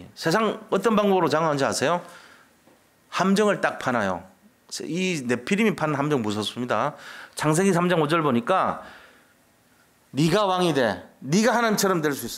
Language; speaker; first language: Korean; native; Korean